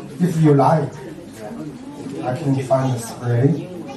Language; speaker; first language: English; non-native, learner; Chinese